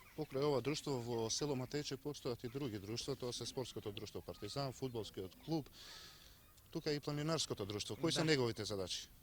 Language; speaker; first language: Macedonian; native; Macedonian